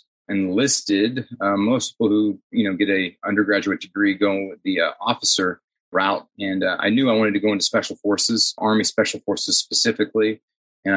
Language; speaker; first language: English; native; English